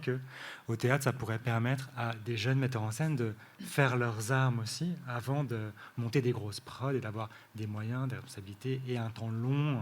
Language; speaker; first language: French; native; French